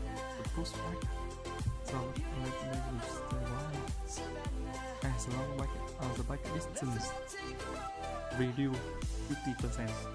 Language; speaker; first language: English; non-native, learner; Vietnamese